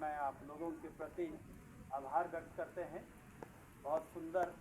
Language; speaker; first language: Hindi; native; Hindi